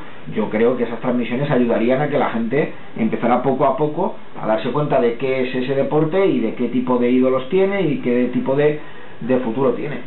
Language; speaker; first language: Spanish; native; Spanish